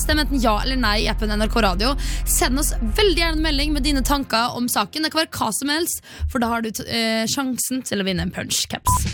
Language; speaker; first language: Norwegian; native; Norwegian